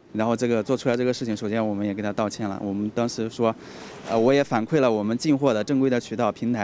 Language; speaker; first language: Chinese; native; Chinese